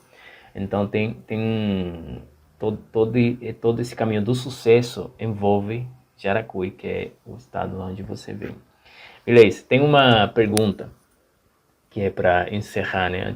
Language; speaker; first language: Portuguese; non-native, fluent; Spanish